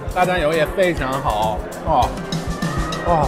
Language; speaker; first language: Chinese; non-native, fluent; English